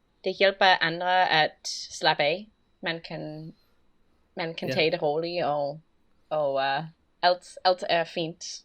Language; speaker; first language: Danish; non-native, learner; English